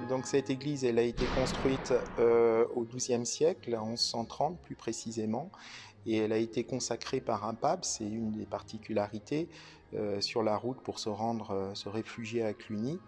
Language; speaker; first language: French; native; French